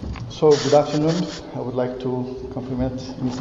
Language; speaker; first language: English; non-native, fluent; Portuguese